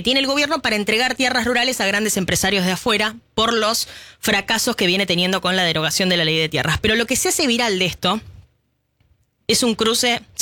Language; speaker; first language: Spanish; native; Spanish